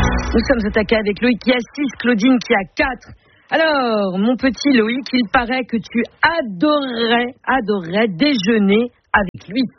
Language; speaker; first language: French; native; French